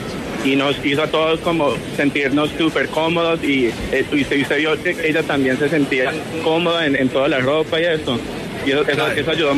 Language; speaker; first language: Spanish; early bilingual, heritage; Spanish